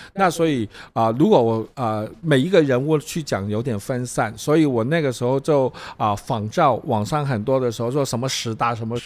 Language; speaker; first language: Chinese; non-native, local second language; Cantonese